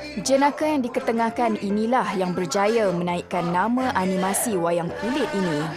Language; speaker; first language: Malay; native; Malay